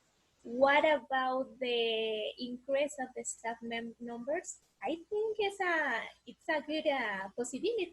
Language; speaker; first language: English; non-native, learner; Spanish